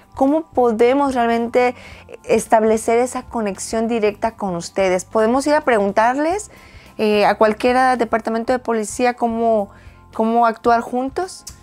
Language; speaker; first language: Spanish; native; Spanish